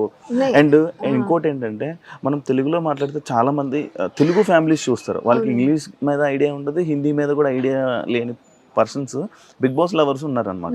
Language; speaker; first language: Telugu; native; Telugu